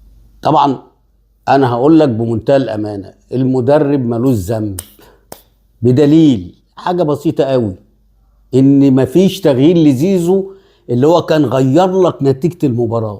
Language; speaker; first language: Arabic; native; Arabic